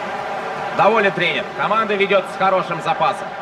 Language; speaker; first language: Russian; native; Russian